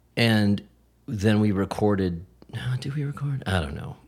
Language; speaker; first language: English; native; English